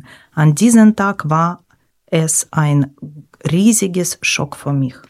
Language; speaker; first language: German; non-native, learner; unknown